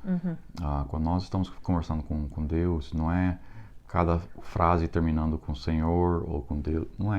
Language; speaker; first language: Portuguese; non-native, fluent; English